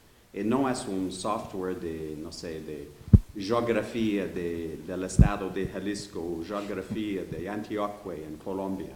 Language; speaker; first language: Spanish; non-native, learner; English